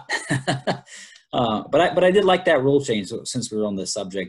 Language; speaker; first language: English; native; English